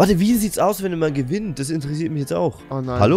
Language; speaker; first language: German; native; German